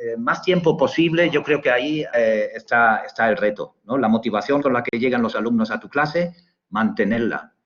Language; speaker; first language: Spanish; non-native, fluent; German